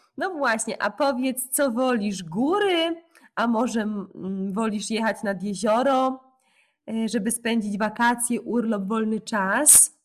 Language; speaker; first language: Polish; native; Polish